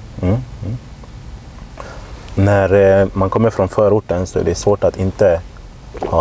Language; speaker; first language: Swedish; native; Swedish